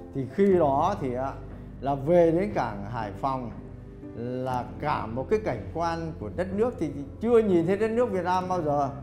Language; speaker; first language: Vietnamese; early bilingual, heritage; Vietnamese